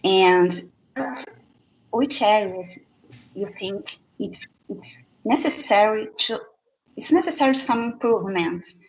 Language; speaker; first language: English; non-native, fluent; Portuguese